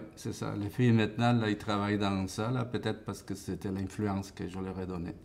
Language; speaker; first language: French; non-native, fluent; Spanish